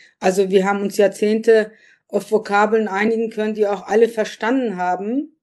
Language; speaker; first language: German; early bilingual, other home language; Turkish